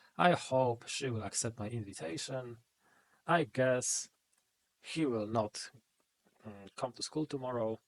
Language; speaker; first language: English; non-native, fluent; Polish